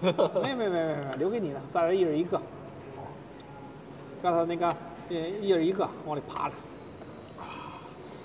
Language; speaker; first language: Chinese; native; Chinese